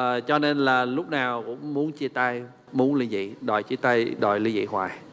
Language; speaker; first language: Vietnamese; non-native, fluent; English